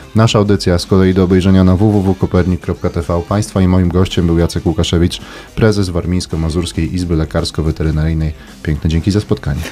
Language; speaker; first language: Polish; native; Polish